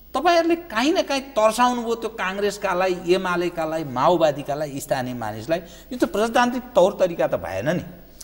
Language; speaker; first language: Nepali; native; Nepali